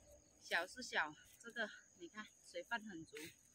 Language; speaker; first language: Chinese; native; Chinese